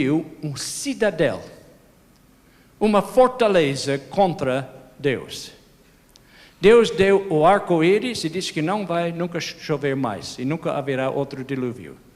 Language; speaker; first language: Portuguese; non-native, fluent; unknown